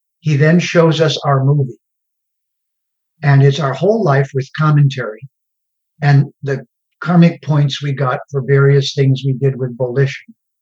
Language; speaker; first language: English; native; English